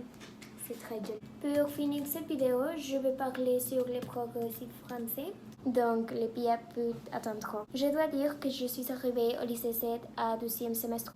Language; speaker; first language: French; non-native, learner; Spanish